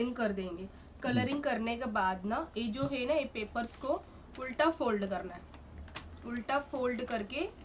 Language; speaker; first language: Hindi; non-native, local second language; Tamil